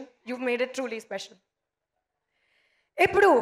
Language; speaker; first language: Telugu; non-native, learner; Hindi